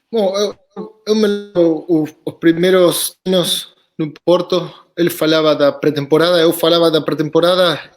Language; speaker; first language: Portuguese; non-native, fluent; Spanish